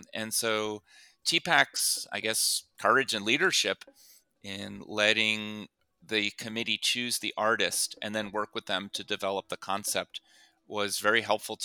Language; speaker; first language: English; native; English